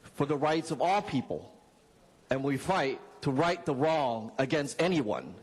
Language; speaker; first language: English; non-native, local second language; Cantonese